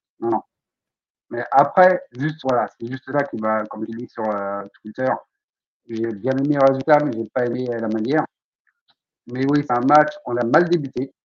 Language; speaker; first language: French; native; French